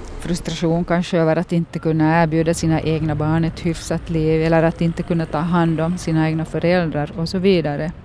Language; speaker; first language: Swedish; native; Swedish